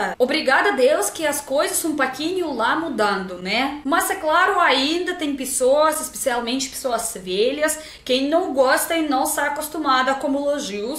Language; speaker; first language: Portuguese; non-native, fluent; Russian